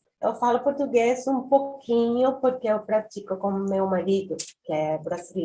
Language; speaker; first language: Portuguese; non-native, learner; Spanish